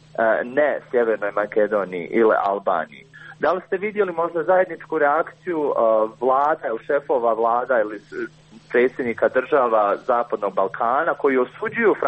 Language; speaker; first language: Croatian; native; Croatian